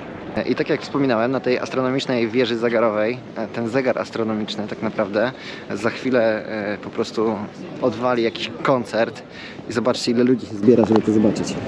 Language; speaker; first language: Polish; native; Polish